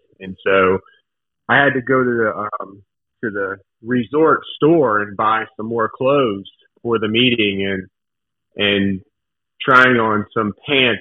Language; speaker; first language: English; native; English